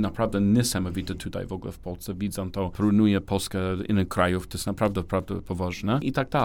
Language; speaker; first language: Polish; non-native, learner; English